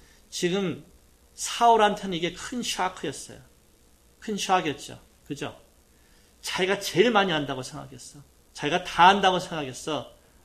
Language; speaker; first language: Korean; native; Korean